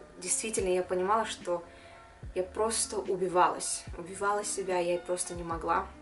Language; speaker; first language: Russian; non-native, local second language; Kyrgyz